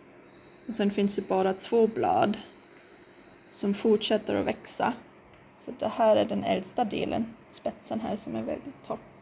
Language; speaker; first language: Swedish; non-native, fluent; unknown